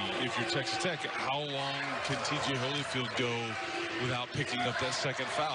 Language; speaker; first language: English; native; English